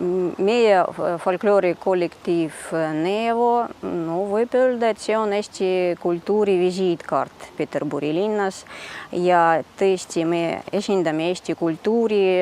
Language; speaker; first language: Estonian; early bilingual, heritage; Russian